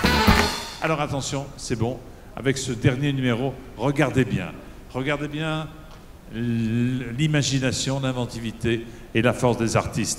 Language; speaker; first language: French; native; French